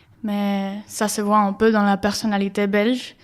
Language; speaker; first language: French; non-native, fluent; Spanish